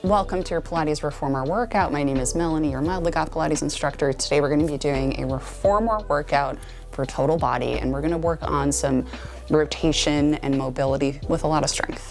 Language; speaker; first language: English; native; English